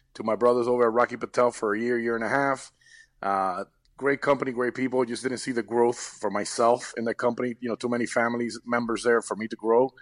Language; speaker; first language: English; early bilingual, other home language; Spanish